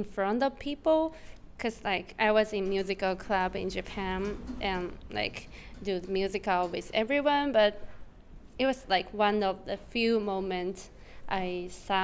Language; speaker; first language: English; non-native, fluent; Japanese